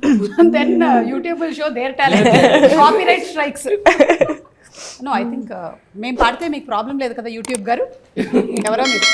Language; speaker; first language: Telugu; native; Telugu